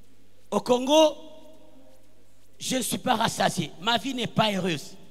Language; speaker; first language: French; non-native, local second language; Lingala